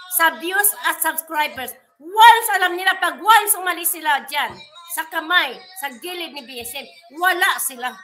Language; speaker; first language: Filipino; non-native, local second language; Cebuano